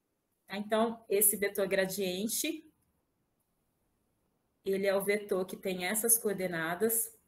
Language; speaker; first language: Portuguese; native; Portuguese